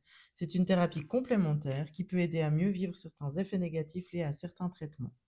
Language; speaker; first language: French; native; French